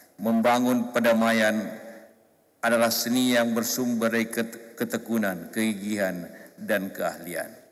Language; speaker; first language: Indonesian; non-native, local second language; Buginese